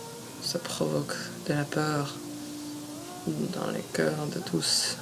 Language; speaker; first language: French; non-native, fluent; English